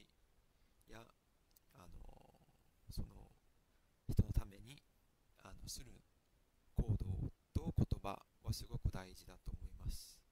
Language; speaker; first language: Japanese; non-native, fluent; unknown